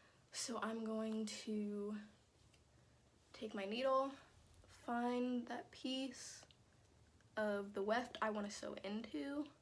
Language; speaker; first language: English; native; English